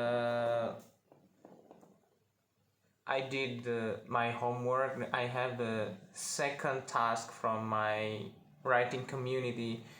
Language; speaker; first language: English; non-native, learner; Indonesian